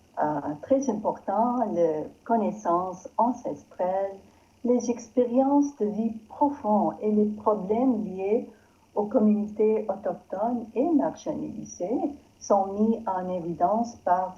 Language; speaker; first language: French; non-native, learner; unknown